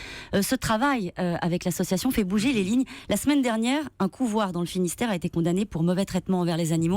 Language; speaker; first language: French; native; French